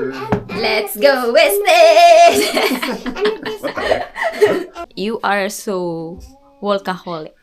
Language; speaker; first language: English; non-native, local second language; Filipino